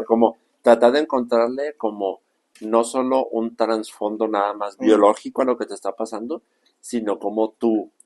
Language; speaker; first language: Spanish; native; Spanish